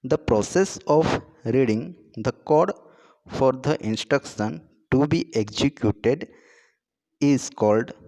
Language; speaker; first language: English; non-native, local second language; Gujarati